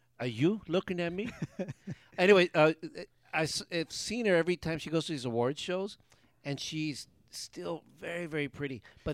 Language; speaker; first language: English; early bilingual, other home language; Spanish